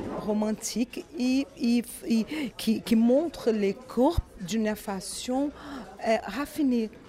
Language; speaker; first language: French; non-native, learner; Portuguese